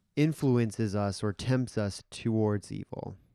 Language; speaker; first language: English; native; English